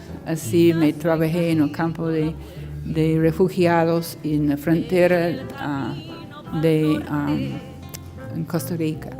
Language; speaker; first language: Spanish; non-native, learner; English